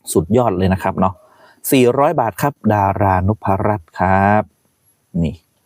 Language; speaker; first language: Thai; native; Thai